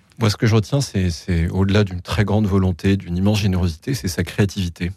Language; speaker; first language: French; native; French